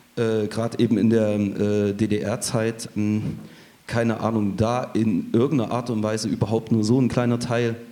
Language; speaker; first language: German; native; German